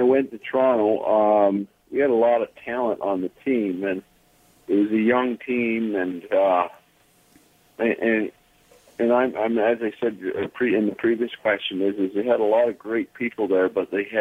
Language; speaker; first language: English; native; English